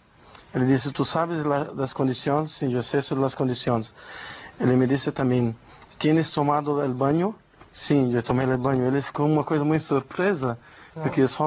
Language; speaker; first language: Spanish; non-native, learner; Portuguese